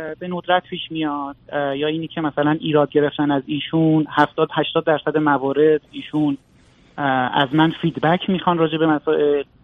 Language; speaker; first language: Persian; native; Persian